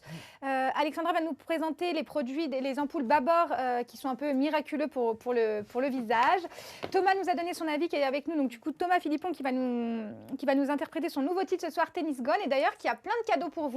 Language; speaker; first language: French; native; French